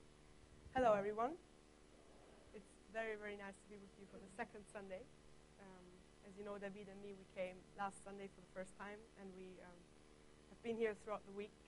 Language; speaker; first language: English; non-native, fluent; Italian